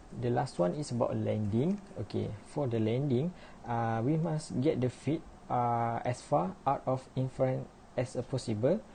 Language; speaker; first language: English; non-native, learner; Malay